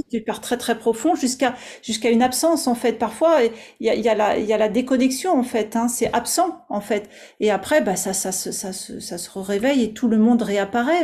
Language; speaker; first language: French; native; French